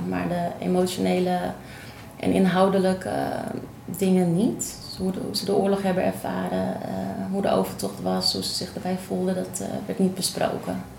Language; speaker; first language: Dutch; native; Dutch